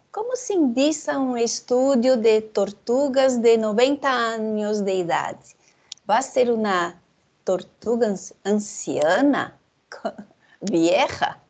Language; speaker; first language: Spanish; non-native, fluent; Portuguese